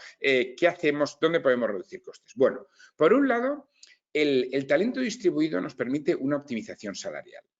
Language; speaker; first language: Spanish; native; Spanish